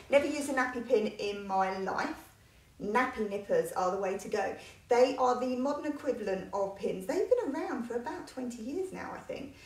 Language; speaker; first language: English; native; English